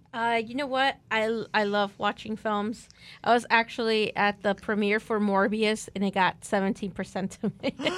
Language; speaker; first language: English; early bilingual, other home language; Spanish